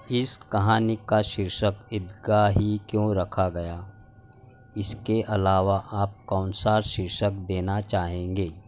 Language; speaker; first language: Hindi; non-native, local second language; Marathi